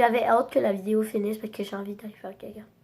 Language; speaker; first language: French; native; French